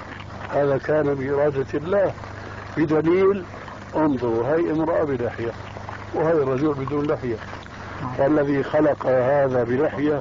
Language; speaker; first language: Arabic; early bilingual, other home language; Albanian